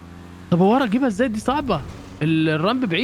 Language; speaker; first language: Arabic; native; Arabic